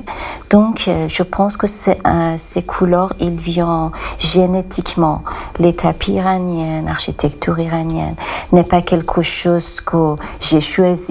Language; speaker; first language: French; non-native, learner; Persian